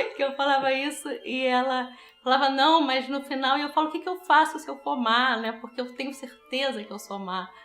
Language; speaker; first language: Portuguese; early bilingual, other home language; Spanish